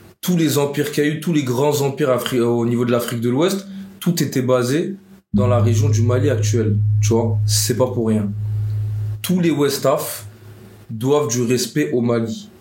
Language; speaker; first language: French; early bilingual, other home language; Wolof